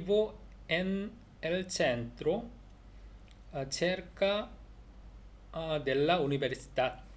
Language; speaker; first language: Spanish; non-native, learner; Korean